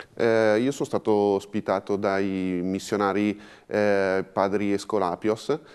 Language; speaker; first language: Italian; native; Italian